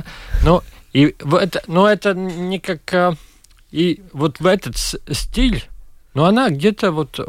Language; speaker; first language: Russian; non-native, local second language; Latvian